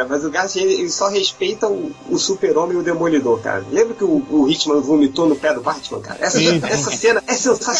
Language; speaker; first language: Portuguese; native; Portuguese